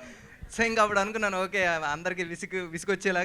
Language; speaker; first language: Telugu; native; Telugu